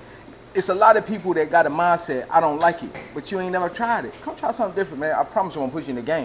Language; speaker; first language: English; native; English